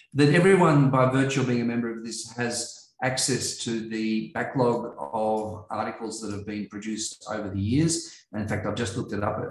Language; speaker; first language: English; native; English